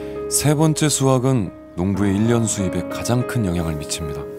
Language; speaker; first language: Korean; native; Korean